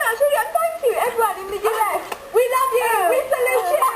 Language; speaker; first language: English; native; English